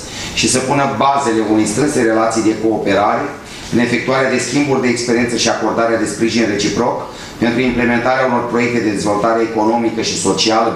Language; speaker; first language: Romanian; native; Romanian